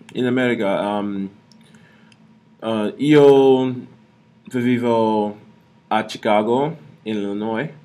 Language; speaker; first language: Italian; non-native, learner; English